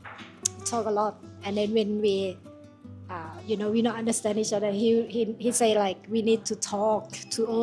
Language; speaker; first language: English; non-native, learner; Thai